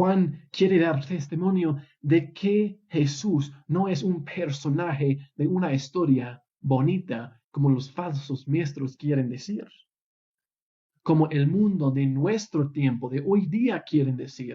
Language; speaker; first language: Spanish; non-native, fluent; English